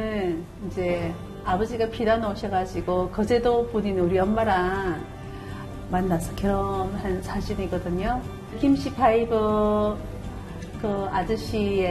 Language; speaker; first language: Korean; native; Korean